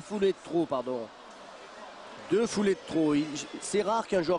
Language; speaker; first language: French; native; French